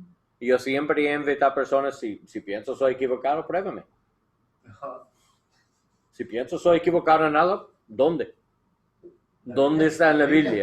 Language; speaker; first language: Spanish; non-native, learner; English